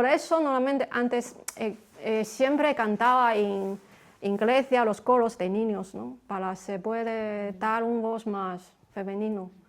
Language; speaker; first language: Spanish; non-native, fluent; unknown